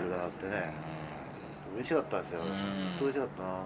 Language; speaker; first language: Japanese; native; Japanese